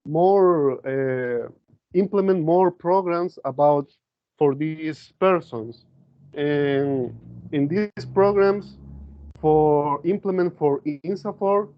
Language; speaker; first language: English; non-native, learner; Spanish